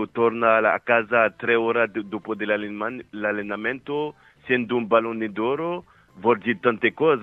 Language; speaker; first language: Italian; non-native, fluent; French